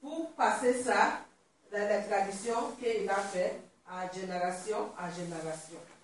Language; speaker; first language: French; non-native, learner; Swahili